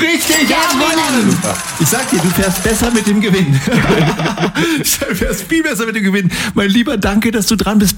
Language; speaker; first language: German; native; German